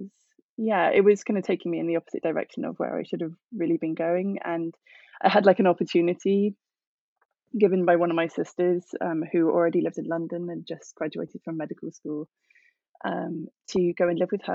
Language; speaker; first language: English; native; English